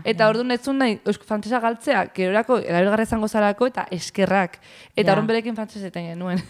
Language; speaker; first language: Basque; early bilingual, heritage; Basque